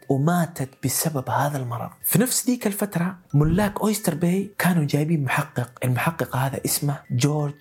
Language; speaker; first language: Arabic; native; Arabic